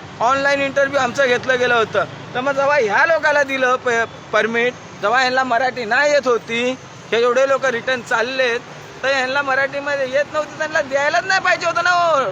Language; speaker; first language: Marathi; non-native, local second language; Hindi